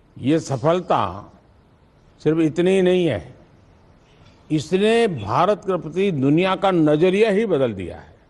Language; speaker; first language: Hindi; non-native, local second language; Gujarati